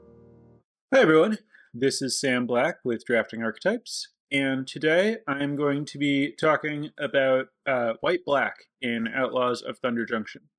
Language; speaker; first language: English; native; English